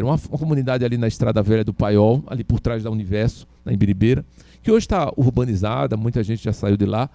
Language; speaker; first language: Portuguese; native; Portuguese